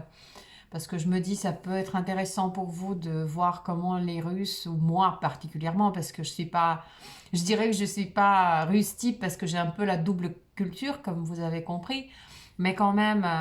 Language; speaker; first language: French; non-native, fluent; Russian